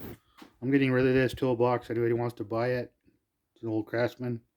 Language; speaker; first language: English; native; English